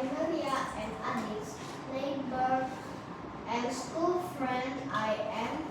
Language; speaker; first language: English; non-native, learner; Indonesian